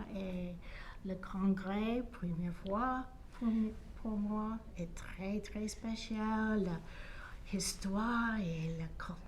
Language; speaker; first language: French; non-native, learner; English